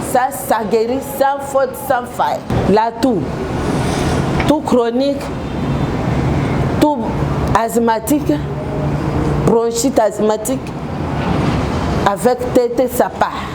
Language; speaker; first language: French; non-native, local second language; Lingala